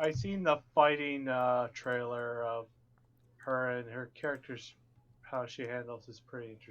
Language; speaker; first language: English; native; English